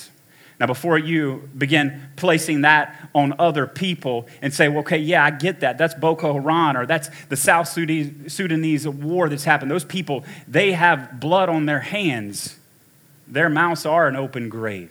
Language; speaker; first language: English; native; English